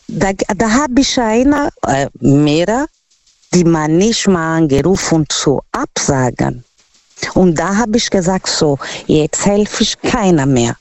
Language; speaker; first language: German; non-native, learner; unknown